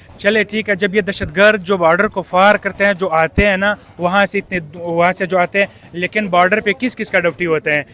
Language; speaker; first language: Urdu; non-native, local second language; Pashto